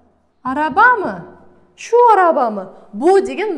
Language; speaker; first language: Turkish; non-native, fluent; Kazakh